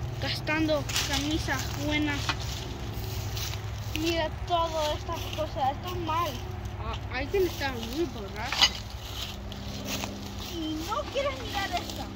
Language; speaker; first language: Spanish; early bilingual, heritage; Spanish